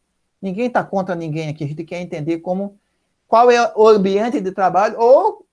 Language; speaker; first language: Portuguese; native; Portuguese